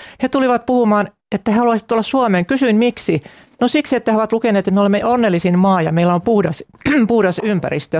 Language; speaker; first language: Finnish; native; Finnish